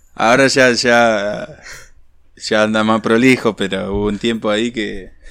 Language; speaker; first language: Spanish; native; Spanish